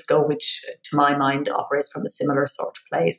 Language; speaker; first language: English; native; English